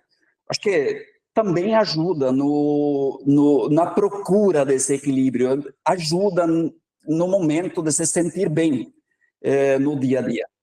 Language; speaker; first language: Portuguese; non-native, fluent; Norwegian